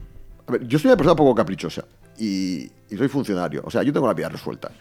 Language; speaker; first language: Spanish; native; Spanish